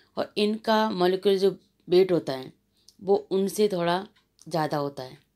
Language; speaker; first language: Hindi; native; Hindi